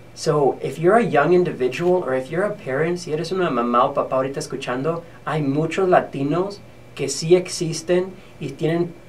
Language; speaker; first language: Spanish; early bilingual, heritage; Spanish